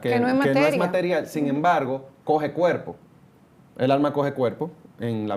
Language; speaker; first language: Spanish; native; Spanish